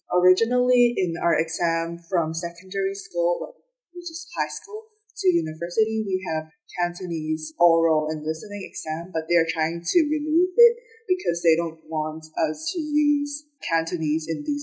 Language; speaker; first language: English; non-native, local second language; Cantonese